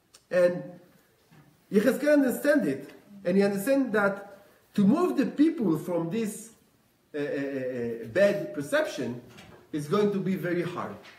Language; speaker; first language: English; non-native, fluent; Hebrew